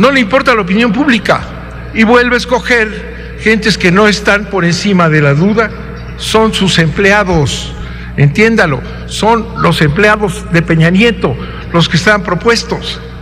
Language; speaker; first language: Spanish; native; Spanish